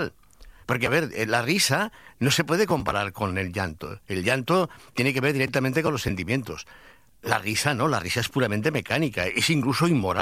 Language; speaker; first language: Spanish; native; Spanish